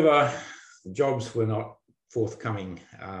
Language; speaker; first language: English; native; English